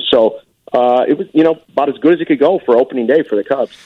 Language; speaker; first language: English; native; English